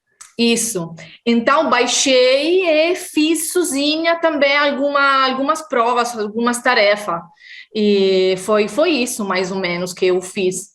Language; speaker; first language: Portuguese; non-native, fluent; Italian